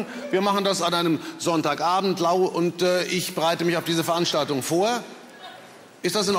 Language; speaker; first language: German; native; German